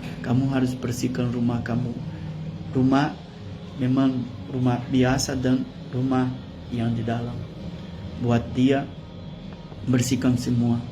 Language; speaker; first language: Indonesian; non-native, learner; Portuguese